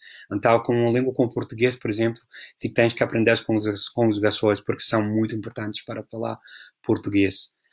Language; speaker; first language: Portuguese; non-native, fluent; English